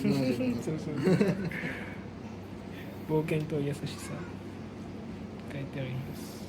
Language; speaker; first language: Japanese; non-native, learner; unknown